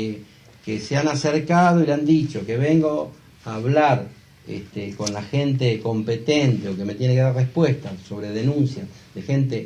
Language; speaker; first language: Spanish; native; Spanish